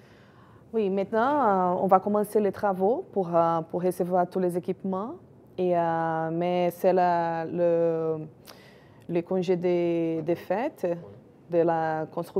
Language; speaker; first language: French; non-native, fluent; Portuguese